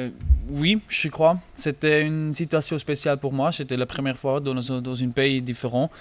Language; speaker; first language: French; non-native, learner; German